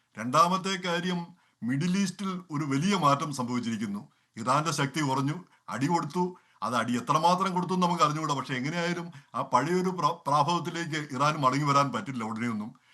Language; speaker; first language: Malayalam; native; Malayalam